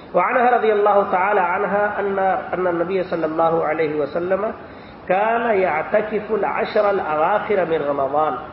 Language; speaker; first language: Urdu; native; Urdu